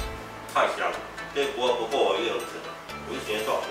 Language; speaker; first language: Chinese; non-native, local second language; Min Nan Chinese